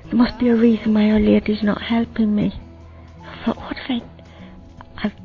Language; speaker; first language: English; native; English